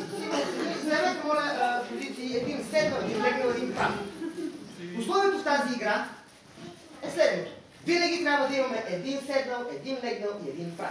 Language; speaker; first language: Bulgarian; native; Bulgarian